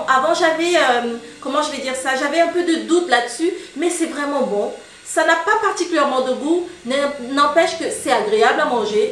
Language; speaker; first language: French; native; French